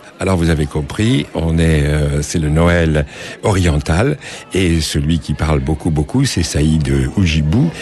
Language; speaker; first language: French; native; French